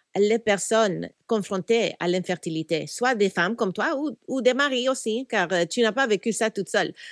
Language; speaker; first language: French; non-native, fluent; Korean